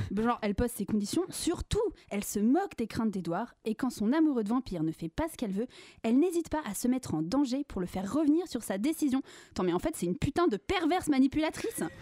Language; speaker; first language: French; native; French